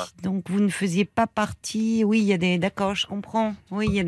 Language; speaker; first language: French; native; French